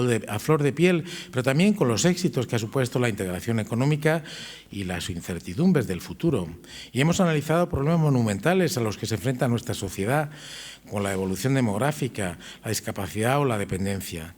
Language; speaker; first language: Spanish; native; Spanish